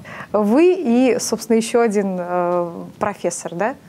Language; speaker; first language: Russian; native; Russian